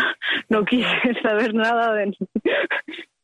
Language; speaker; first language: Spanish; early bilingual, heritage; Spanish